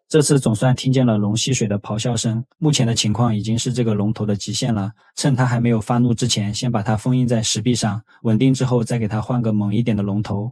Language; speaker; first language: Chinese; native; Chinese